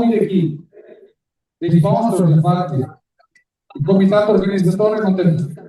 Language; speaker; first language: Italian; native; Italian